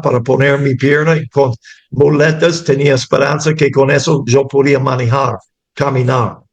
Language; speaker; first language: Spanish; non-native, fluent; English